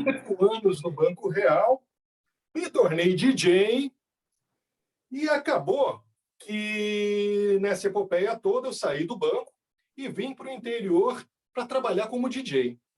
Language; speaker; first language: Portuguese; native; Portuguese